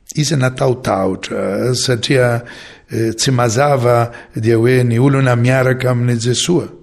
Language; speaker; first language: Malagasy; non-native, fluent; Maltese